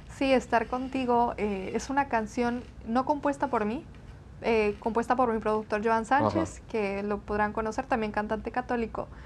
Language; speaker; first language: Spanish; native; Spanish